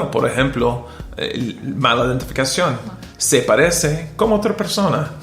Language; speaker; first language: Spanish; non-native, learner; English